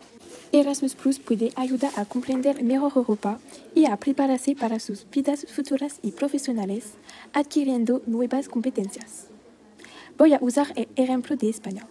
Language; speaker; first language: Spanish; non-native, learner; French